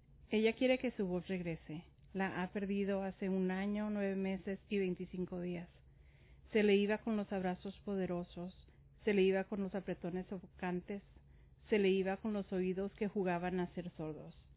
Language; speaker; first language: Spanish; native; Spanish